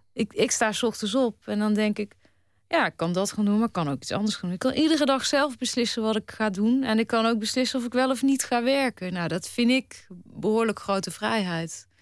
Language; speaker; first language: Dutch; native; Dutch